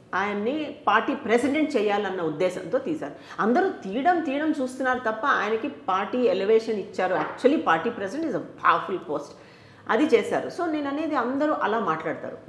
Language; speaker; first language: Telugu; native; Telugu